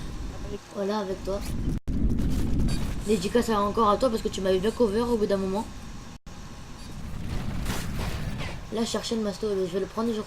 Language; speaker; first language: French; native; French